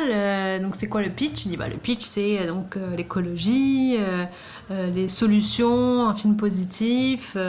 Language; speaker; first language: French; non-native, fluent; Swedish